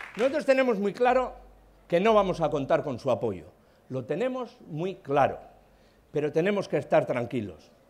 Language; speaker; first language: Spanish; native; Spanish